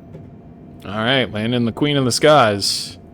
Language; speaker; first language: English; native; English